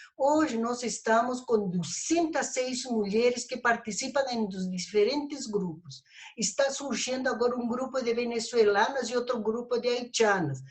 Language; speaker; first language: Portuguese; non-native, fluent; Spanish